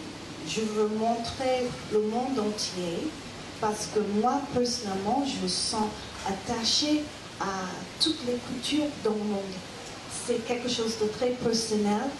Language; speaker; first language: French; non-native, learner; English